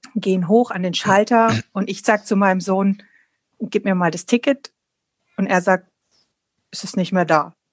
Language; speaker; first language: German; non-native, fluent; Polish